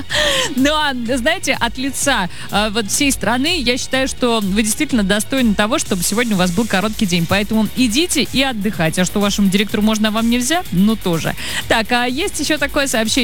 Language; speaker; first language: Russian; native; Russian